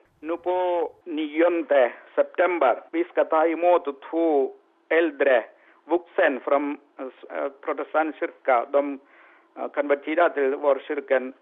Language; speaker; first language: Swedish; non-native, learner; Malayalam